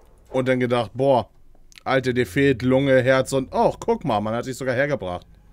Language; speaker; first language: German; native; German